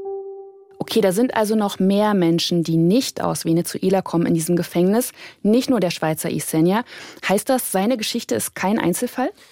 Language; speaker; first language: German; native; German